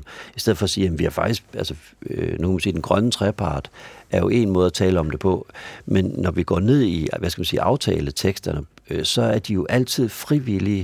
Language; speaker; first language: Danish; native; Danish